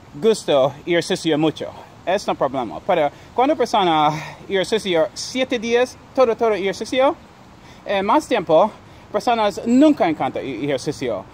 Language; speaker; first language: Spanish; non-native, learner; English